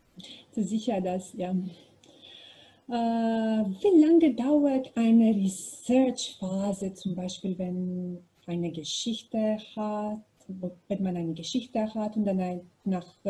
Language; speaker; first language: German; non-native, learner; Macedonian